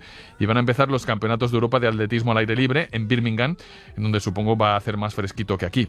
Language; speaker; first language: Spanish; native; Spanish